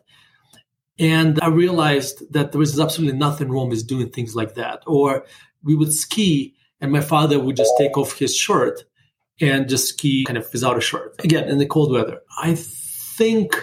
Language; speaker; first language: English; non-native, fluent; Russian